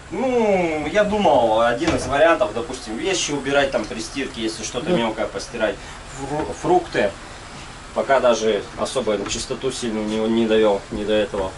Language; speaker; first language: Russian; native; Russian